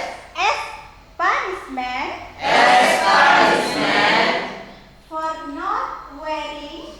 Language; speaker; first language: English; non-native, learner; Indonesian